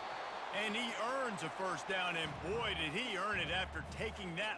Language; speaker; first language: English; native; English